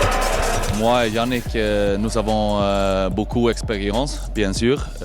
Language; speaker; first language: French; non-native, learner; Swedish